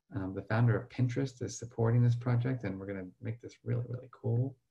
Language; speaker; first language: English; native; English